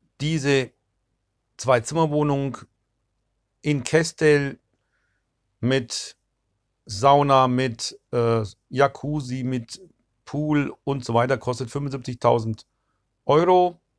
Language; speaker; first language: German; non-native, fluent; Turkish